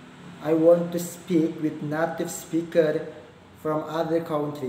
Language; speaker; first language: English; non-native, learner; Indonesian